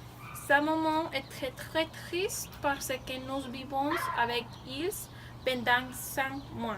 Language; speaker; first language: French; non-native, learner; Spanish